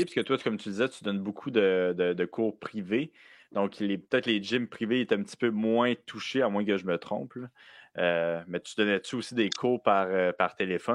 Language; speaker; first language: French; native; French